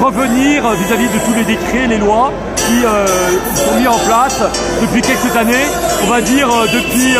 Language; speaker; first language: French; native; French